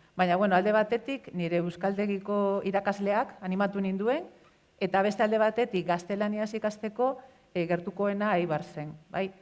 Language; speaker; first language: Basque; non-native, local second language; Spanish